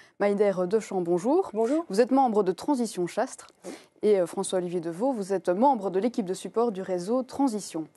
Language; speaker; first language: French; native; French